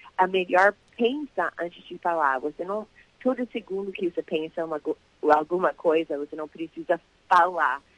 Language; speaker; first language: Portuguese; early bilingual, heritage; Portuguese